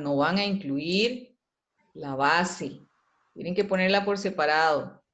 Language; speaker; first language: Spanish; native; Spanish